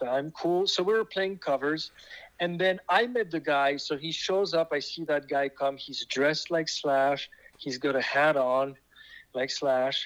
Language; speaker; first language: English; non-native, fluent; French